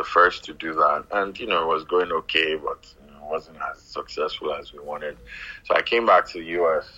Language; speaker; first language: English; non-native, local second language; Yoruba